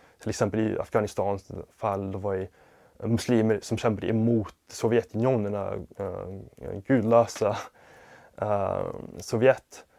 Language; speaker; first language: Swedish; non-native, fluent; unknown